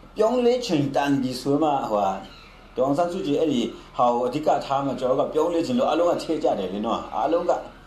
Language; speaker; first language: Burmese; non-native, local second language; Kachin